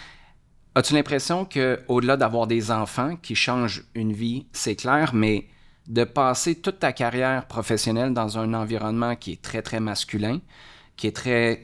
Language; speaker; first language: French; native; French